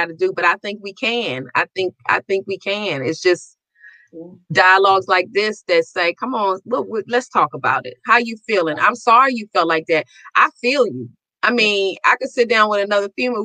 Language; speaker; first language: English; native; English